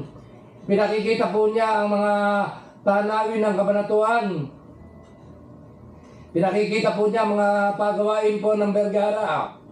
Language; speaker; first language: Filipino; native; Filipino